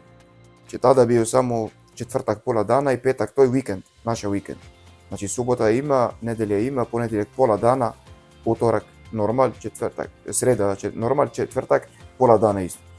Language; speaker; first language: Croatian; non-native, learner; Arabic